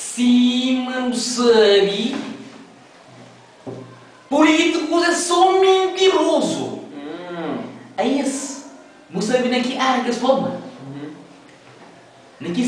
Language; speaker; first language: Portuguese; non-native, local second language; Kabuverdianu